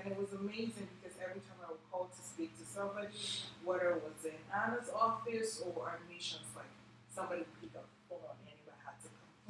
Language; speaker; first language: English; non-native, local second language; Igbo